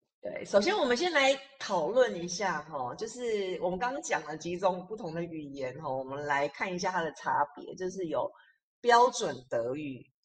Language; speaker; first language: Chinese; native; Chinese